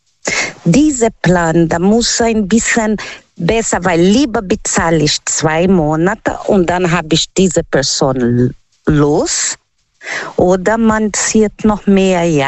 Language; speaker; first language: German; non-native, fluent; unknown